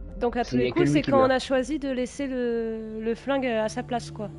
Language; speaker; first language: French; native; French